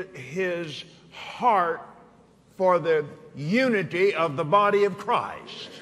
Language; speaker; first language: English; native; English